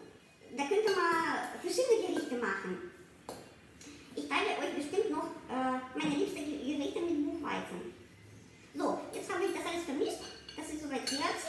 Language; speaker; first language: German; non-native, fluent; Russian